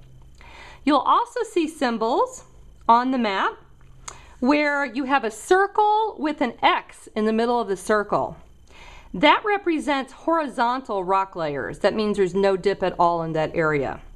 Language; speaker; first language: English; native; English